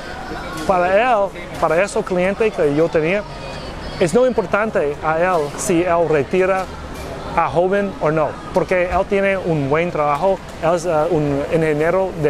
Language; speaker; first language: Spanish; non-native, learner; English